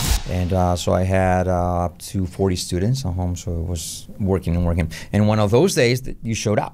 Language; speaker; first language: English; non-native, fluent; Spanish